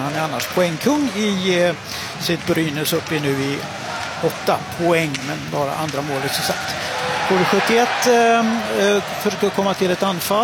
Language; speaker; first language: Swedish; native; Swedish